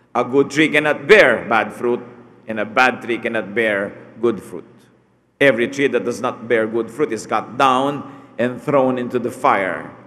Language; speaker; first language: English; non-native, local second language; Filipino